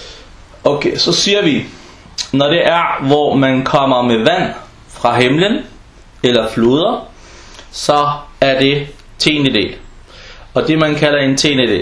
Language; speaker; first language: Danish; early bilingual, other home language; Arabic